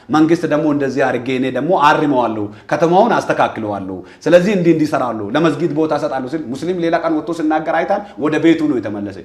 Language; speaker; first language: Amharic; non-native, local second language; Oromo